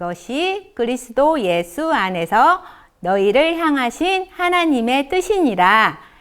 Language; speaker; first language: Korean; native; Korean